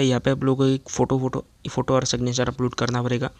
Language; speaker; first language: Hindi; non-native, local second language; Assamese